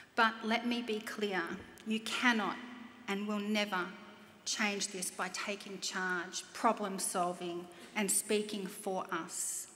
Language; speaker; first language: English; native; English